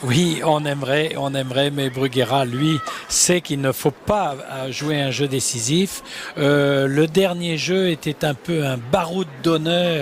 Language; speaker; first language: French; native; French